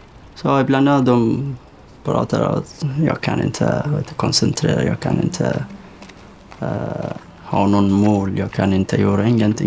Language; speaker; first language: Swedish; non-native, learner; Persian